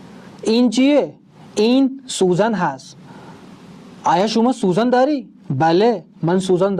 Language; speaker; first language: Persian; non-native, fluent; Urdu